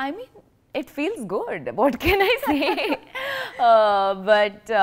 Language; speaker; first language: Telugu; non-native, local second language; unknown